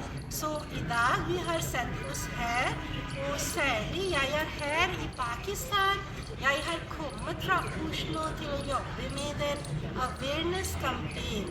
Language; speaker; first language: Norwegian; non-native, fluent; Urdu